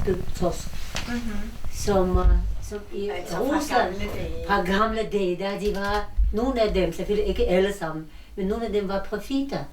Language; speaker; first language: Danish; non-native, learner; Russian